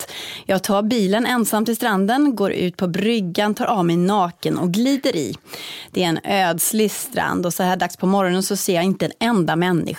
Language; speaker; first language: Swedish; native; Swedish